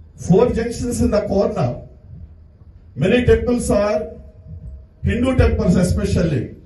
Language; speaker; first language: English; non-native, local second language; Telugu